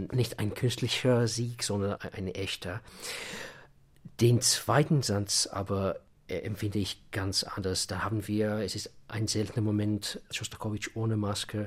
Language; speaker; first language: German; non-native, fluent; Russian